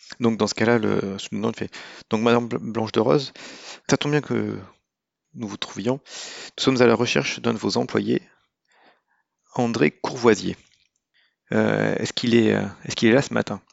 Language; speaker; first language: French; native; French